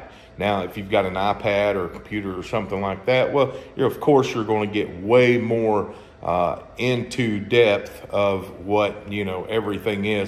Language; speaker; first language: English; native; English